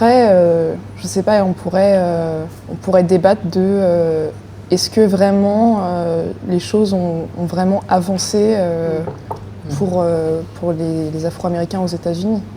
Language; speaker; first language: French; native; French